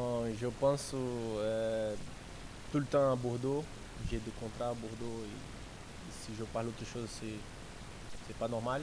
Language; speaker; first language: French; non-native, learner; Portuguese